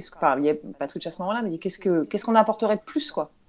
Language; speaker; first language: French; native; French